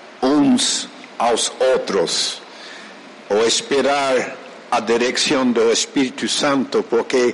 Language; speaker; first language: Portuguese; non-native, fluent; Spanish